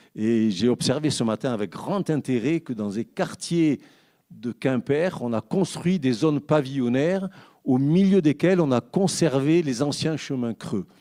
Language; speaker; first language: French; native; French